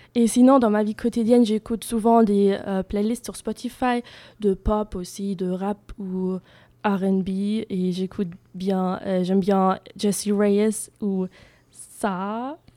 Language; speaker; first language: French; non-native, fluent; German